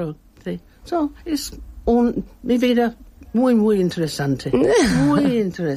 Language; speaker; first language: Spanish; non-native, learner; English